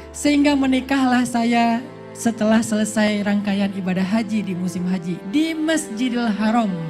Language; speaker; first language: Indonesian; native; Indonesian